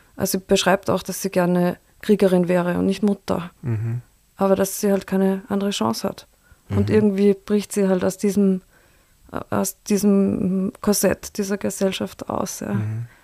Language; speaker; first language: German; native; German